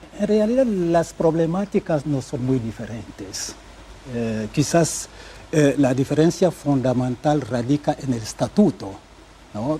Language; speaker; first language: Spanish; non-native, fluent; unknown